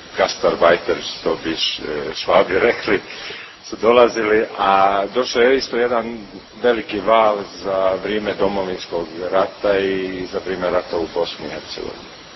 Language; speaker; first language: Croatian; early bilingual, heritage; Croatian